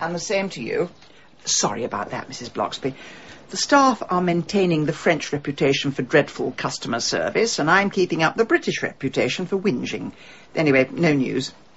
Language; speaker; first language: English; native; English